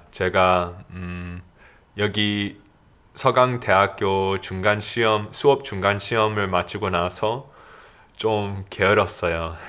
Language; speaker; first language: Korean; early bilingual, heritage; Korean